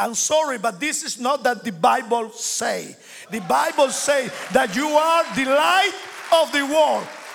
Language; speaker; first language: English; non-native, learner; Spanish